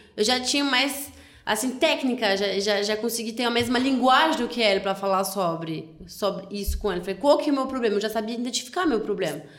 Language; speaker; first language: Portuguese; non-native, fluent; French